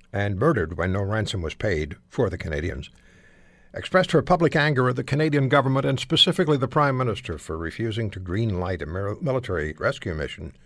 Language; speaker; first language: English; native; English